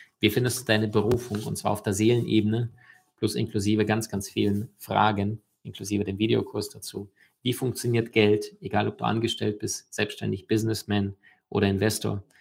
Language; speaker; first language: German; early bilingual, other home language; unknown